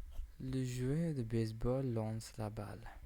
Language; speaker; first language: French; non-native, learner; English